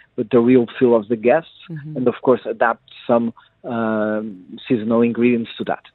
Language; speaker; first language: English; non-native, fluent; Portuguese